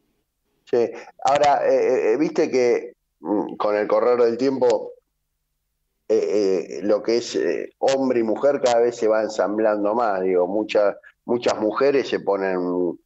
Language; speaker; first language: Spanish; native; Spanish